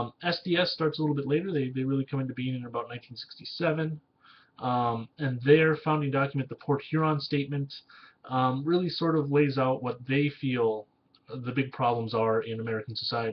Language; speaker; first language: English; native; English